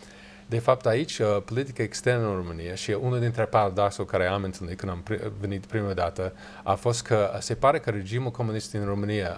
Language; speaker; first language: Romanian; non-native, learner; English